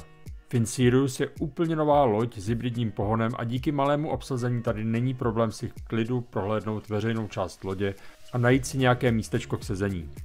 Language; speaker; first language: Czech; native; Czech